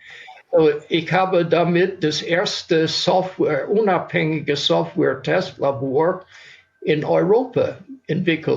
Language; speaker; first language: German; non-native, fluent; English